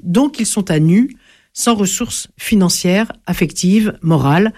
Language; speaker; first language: French; native; French